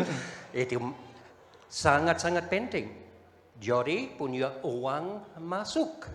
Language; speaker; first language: Indonesian; non-native, fluent; English